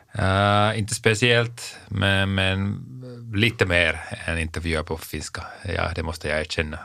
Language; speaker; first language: Swedish; non-native, local second language; Finnish